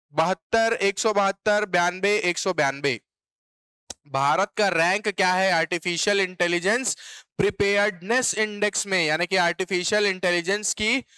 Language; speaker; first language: Hindi; native; Hindi